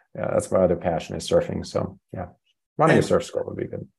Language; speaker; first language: English; non-native, fluent; German